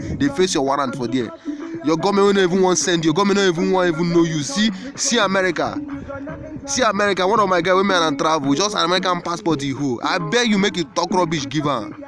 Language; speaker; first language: Nigerian Pidgin; non-native, local second language; Igbo